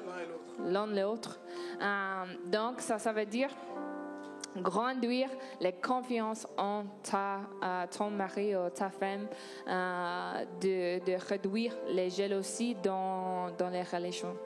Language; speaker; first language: French; non-native, learner; English